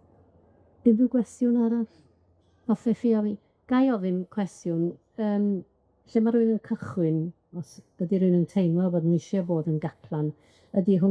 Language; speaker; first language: Welsh; native; Welsh